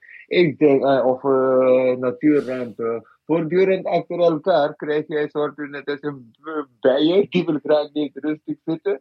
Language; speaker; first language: Dutch; non-native, fluent; Malayalam